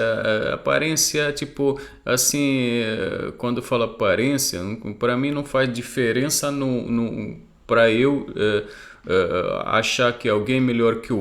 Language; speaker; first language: Portuguese; non-native, fluent; Arabic